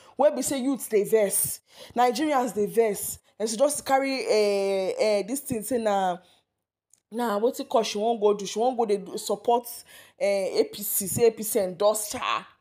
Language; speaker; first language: Nigerian Pidgin; native; Nigerian Pidgin